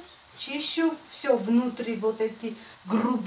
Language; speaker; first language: Russian; non-native, fluent; Armenian